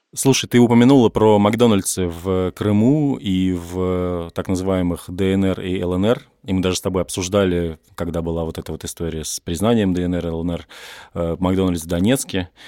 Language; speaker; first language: Russian; native; Russian